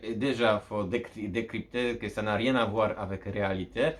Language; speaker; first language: French; non-native, fluent; Polish